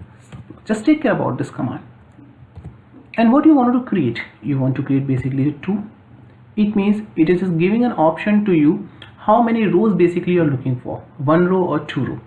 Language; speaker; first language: English; non-native, local second language; Hindi